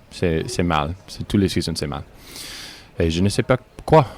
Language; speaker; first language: French; non-native, learner; English